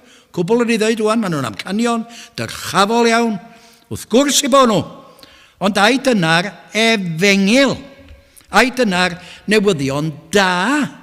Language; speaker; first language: Welsh; native; Welsh